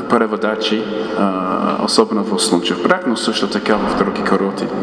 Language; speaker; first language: Bulgarian; non-native, fluent; English